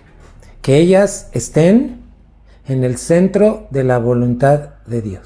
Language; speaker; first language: Spanish; native; Spanish